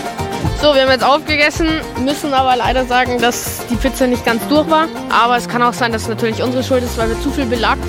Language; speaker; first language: German; native; German